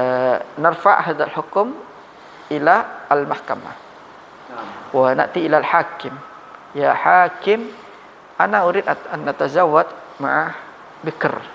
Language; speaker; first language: Arabic; non-native, fluent; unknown